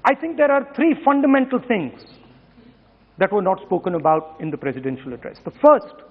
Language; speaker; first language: English; non-native, local second language; Hindi